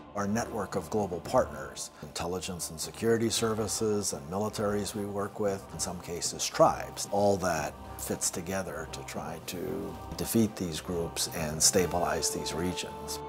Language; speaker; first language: English; native; English